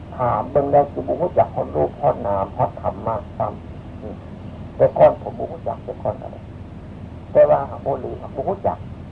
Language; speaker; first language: Thai; native; Thai